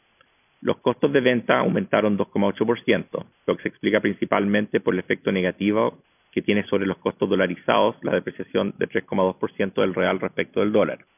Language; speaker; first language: Spanish; native; Spanish